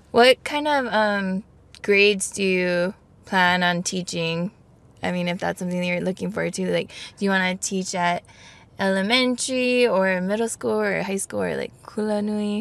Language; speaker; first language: English; native; English